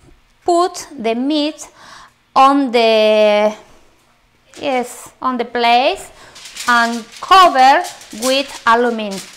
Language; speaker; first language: English; non-native, learner; Spanish